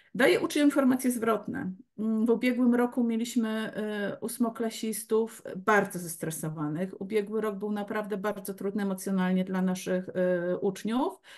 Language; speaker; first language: Polish; native; Polish